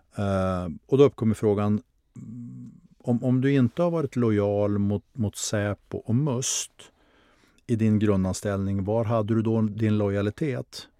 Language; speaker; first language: Swedish; native; Swedish